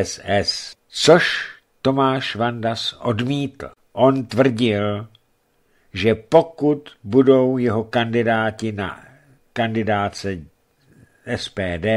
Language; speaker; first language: Czech; native; Czech